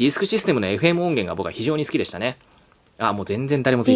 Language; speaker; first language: Japanese; native; Japanese